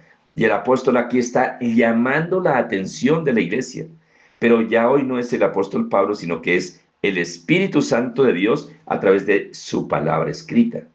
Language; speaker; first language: Spanish; native; Spanish